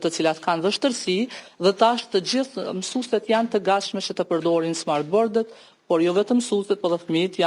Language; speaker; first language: Albanian; native; Albanian